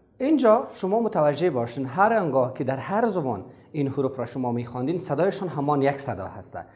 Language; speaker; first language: Persian; non-native, local second language; Pashto